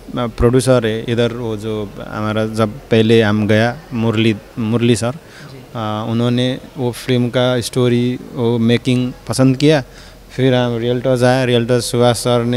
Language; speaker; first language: Hindi; non-native, learner; Nepali